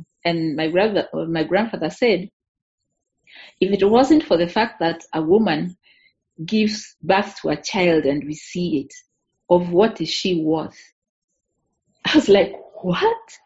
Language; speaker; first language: English; non-native, local second language; Meru